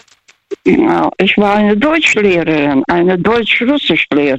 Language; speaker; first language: German; non-native, learner; Russian